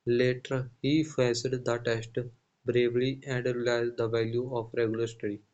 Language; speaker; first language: English; non-native, local second language; Punjabi